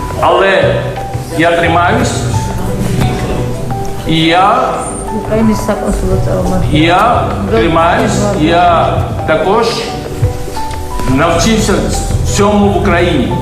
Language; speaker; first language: Ukrainian; non-native, learner; Georgian